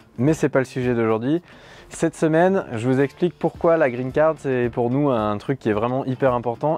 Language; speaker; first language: French; native; French